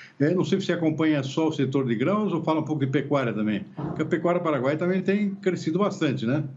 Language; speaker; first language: Portuguese; native; Portuguese